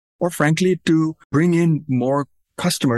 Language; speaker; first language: English; non-native, local second language; Urdu